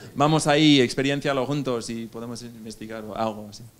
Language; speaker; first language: Spanish; non-native, fluent; English